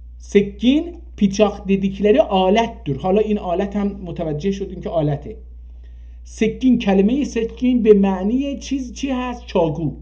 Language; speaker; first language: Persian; non-native, local second language; Azerbaijani